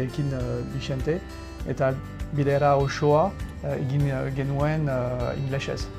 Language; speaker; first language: Basque; non-native, fluent; French